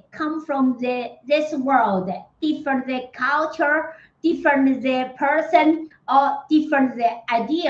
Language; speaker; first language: English; non-native, learner; Chinese